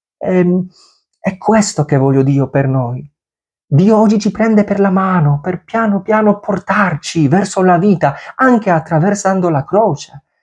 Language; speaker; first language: Italian; non-native, fluent; Polish